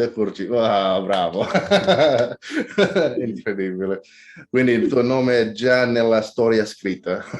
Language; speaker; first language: Italian; non-native, fluent; Indonesian